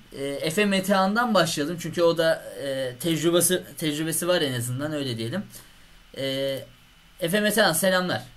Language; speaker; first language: Turkish; native; Turkish